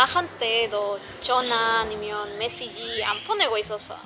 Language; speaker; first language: Korean; non-native, learner; Spanish